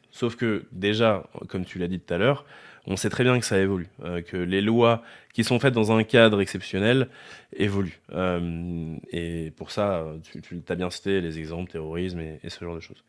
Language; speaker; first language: French; native; French